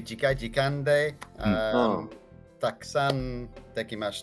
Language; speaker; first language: Japanese; non-native, learner; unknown